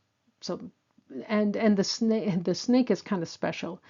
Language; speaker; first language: English; native; English